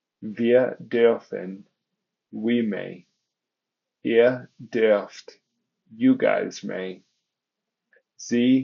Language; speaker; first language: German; non-native, fluent; English